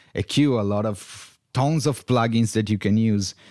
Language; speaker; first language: English; non-native, fluent; Italian